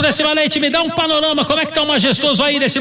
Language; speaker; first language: Portuguese; native; Portuguese